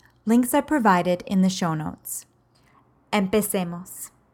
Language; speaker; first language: English; native; English